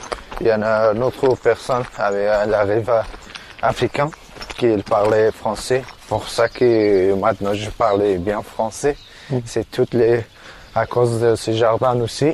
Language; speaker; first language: French; non-native, learner; Persian